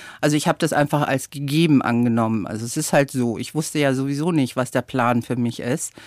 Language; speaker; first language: German; early bilingual, other home language; English